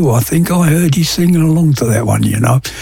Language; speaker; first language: English; native; English